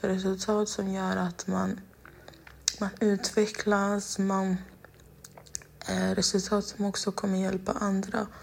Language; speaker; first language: Swedish; non-native, local second language; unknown